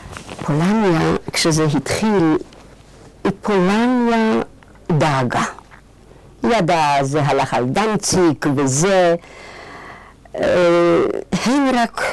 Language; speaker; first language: Hebrew; non-native, fluent; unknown